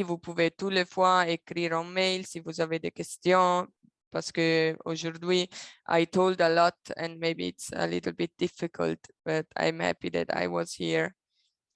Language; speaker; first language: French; non-native, local second language; Italian